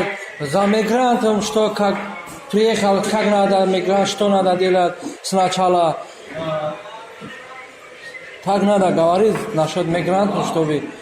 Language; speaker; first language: Russian; non-native, learner; Tajik